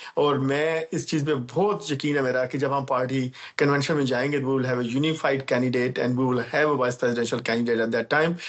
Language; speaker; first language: Urdu; native; Urdu